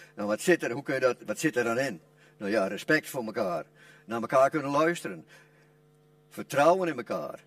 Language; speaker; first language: Dutch; non-native, local second language; Western Frisian